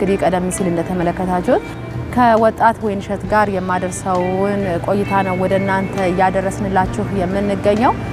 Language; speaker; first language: Amharic; native; Amharic